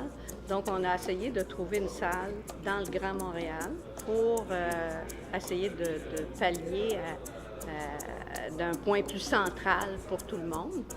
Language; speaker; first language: French; native; French